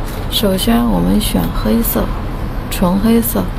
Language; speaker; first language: Chinese; native; Chinese